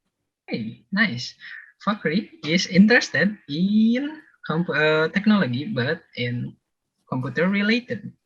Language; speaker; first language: English; non-native, learner; Indonesian